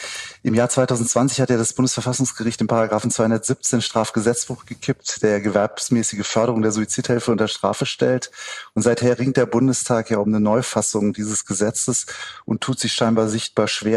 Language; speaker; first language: German; native; German